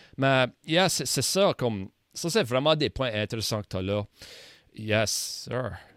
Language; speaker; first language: French; native; French